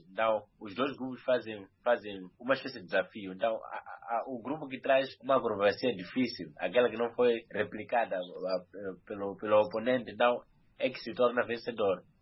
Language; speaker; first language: Portuguese; non-native, local second language; Nyanja